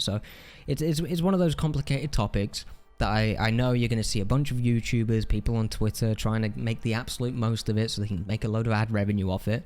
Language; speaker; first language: English; native; English